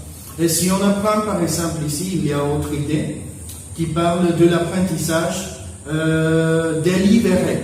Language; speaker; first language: French; non-native, learner; Spanish